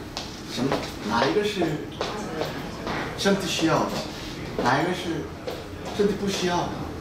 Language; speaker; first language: Chinese; non-native, fluent; Korean